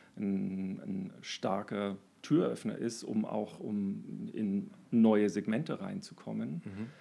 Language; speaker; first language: German; native; German